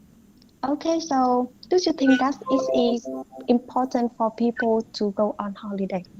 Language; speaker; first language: English; non-native, fluent; Vietnamese